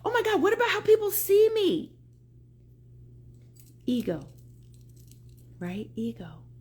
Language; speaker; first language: English; native; English